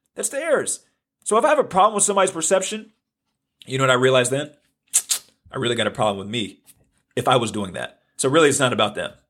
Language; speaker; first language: English; native; English